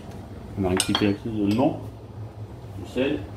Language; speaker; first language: French; native; French